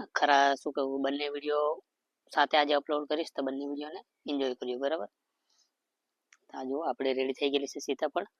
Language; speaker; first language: Gujarati; non-native, local second language; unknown